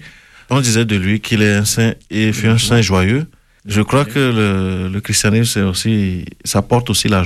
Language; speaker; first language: French; non-native, local second language; Ewe